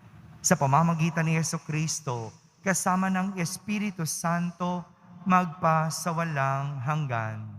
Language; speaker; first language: Filipino; native; Filipino